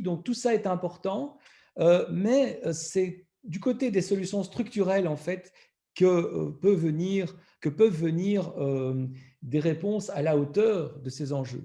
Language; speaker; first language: French; native; French